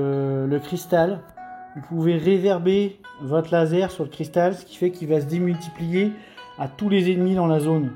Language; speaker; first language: French; native; French